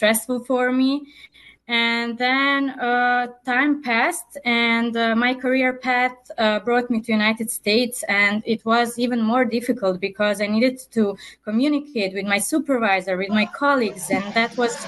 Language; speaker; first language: English; non-native, fluent; Serbian